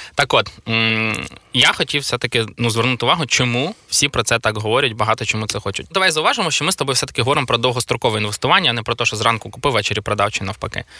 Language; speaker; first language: Ukrainian; native; Ukrainian